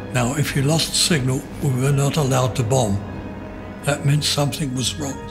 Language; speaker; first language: English; native; English